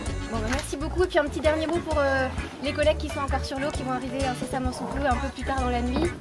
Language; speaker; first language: French; native; French